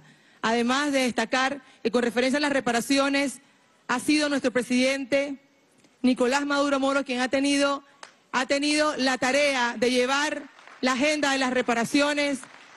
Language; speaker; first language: Spanish; native; Spanish